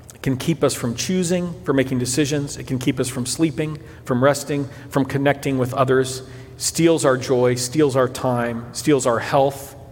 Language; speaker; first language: English; early bilingual, other home language; Portuguese